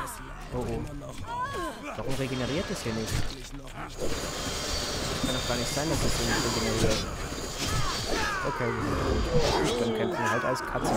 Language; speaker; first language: German; native; German